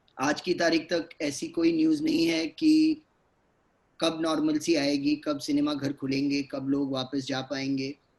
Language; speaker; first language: Hindi; native; Hindi